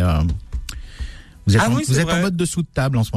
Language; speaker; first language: French; native; French